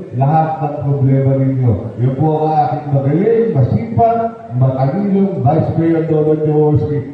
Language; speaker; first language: Filipino; native; Filipino